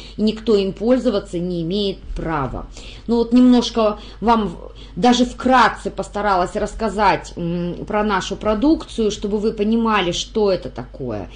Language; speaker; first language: Russian; native; Russian